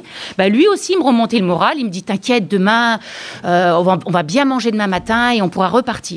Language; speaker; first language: French; native; French